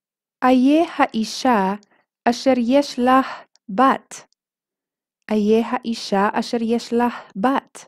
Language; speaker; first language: Hebrew; non-native, fluent; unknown